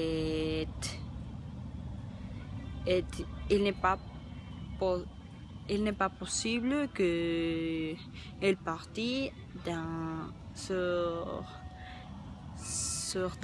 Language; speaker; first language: French; non-native, learner; Spanish